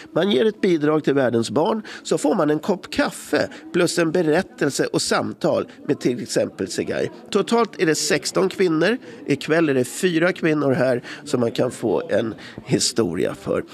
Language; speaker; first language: Swedish; native; Swedish